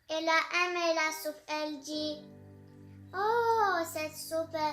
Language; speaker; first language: French; non-native, learner; Arabic